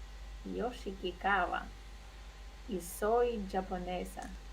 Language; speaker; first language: Spanish; non-native, learner; Russian